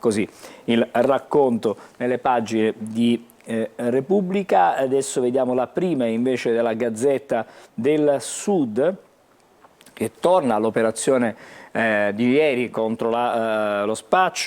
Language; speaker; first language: Italian; native; Italian